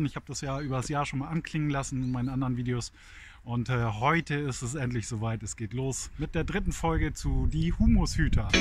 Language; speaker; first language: German; native; German